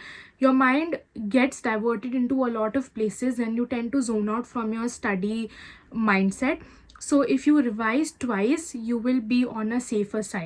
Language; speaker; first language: English; non-native, local second language; Hindi